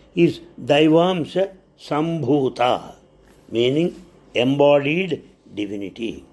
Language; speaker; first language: English; non-native, local second language; Telugu